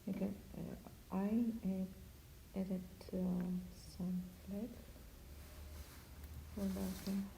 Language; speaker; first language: English; non-native, learner; Russian